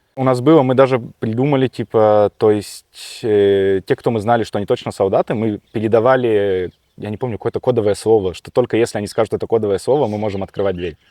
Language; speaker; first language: Russian; early bilingual, heritage; Russian